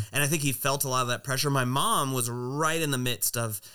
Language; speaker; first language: English; native; English